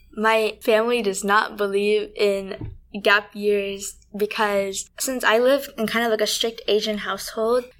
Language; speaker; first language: English; early bilingual, other home language; Vietnamese